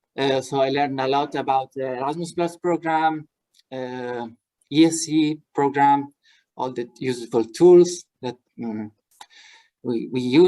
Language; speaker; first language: English; non-native, fluent; Italian